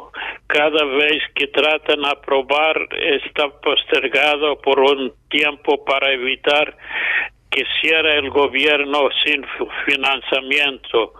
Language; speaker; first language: Spanish; non-native, fluent; English